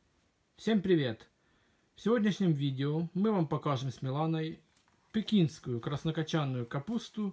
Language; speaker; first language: Russian; native; Russian